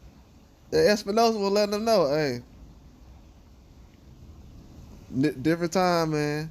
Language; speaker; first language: English; native; English